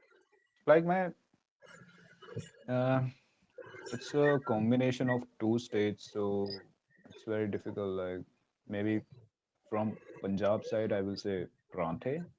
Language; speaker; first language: English; non-native, local second language; Hindi